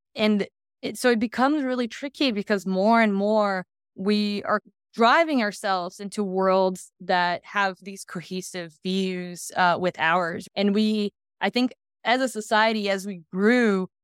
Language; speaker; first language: English; non-native, fluent; Portuguese